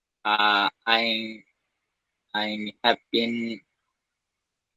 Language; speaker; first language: English; non-native, learner; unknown